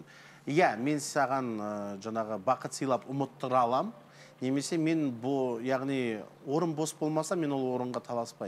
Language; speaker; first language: Kazakh; native; Kazakh